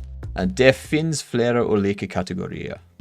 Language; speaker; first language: Swedish; non-native, learner; English